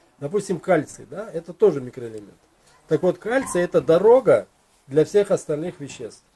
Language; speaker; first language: Russian; native; Russian